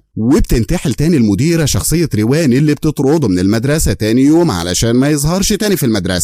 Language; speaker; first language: Arabic; native; Arabic